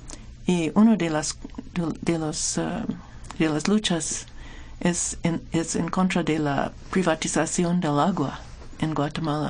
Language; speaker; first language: Spanish; non-native, fluent; English